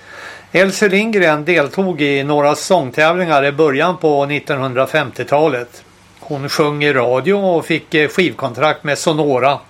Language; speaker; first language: Swedish; native; Swedish